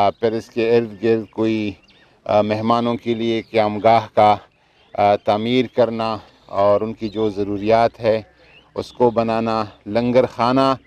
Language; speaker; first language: Urdu; non-native, local second language; Pashto